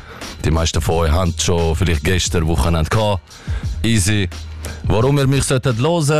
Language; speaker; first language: German; native; German